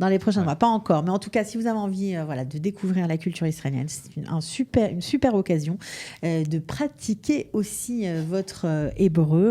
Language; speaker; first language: French; native; French